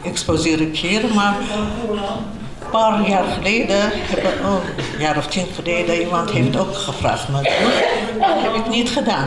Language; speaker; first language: Dutch; non-native, fluent; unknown